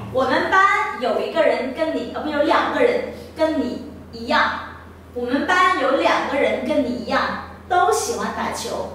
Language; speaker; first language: Chinese; non-native, fluent; Vietnamese